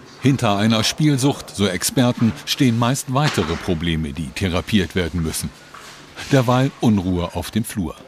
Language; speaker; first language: German; native; German